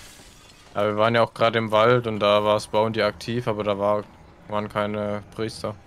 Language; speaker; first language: German; native; German